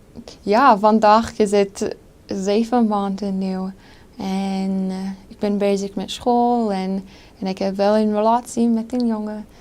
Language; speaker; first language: Dutch; non-native, fluent; English